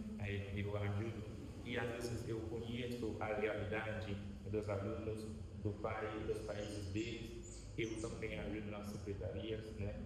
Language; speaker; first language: Portuguese; non-native, fluent; Haitian Creole